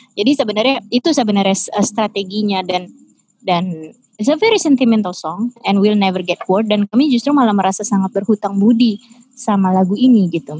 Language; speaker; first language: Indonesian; native; Indonesian